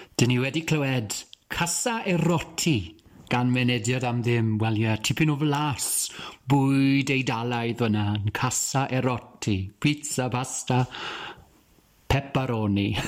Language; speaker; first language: Welsh; native; Welsh